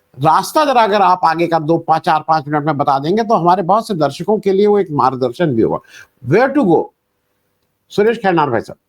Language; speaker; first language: Hindi; native; Hindi